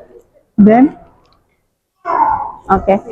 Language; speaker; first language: English; non-native, learner; Indonesian